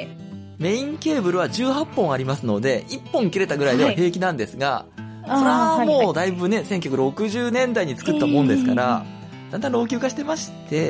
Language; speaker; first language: Japanese; native; Japanese